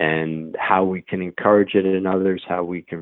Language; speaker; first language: English; native; English